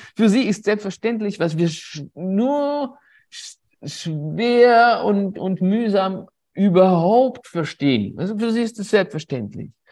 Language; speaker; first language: German; non-native, fluent; French